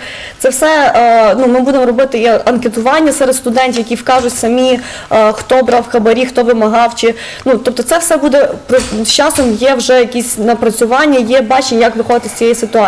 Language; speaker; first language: Ukrainian; native; Ukrainian